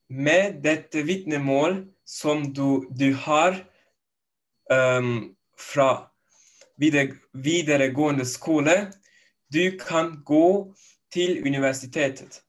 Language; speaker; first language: Norwegian; non-native, learner; Turkish